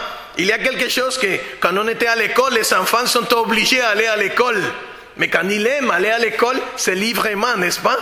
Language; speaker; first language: French; non-native, fluent; Spanish